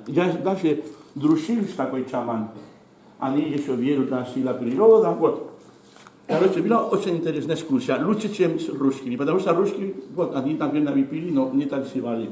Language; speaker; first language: Russian; non-native, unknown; Spanish